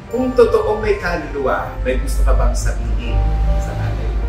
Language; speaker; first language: Filipino; native; Filipino